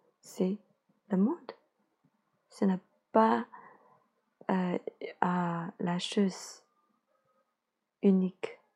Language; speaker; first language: French; non-native, learner; Chinese